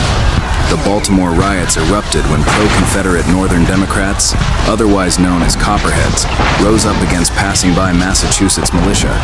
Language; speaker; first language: English; native; English